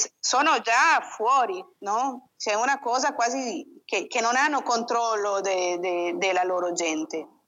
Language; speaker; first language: Italian; non-native, fluent; Spanish